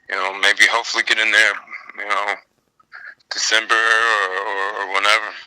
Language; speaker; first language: English; native; English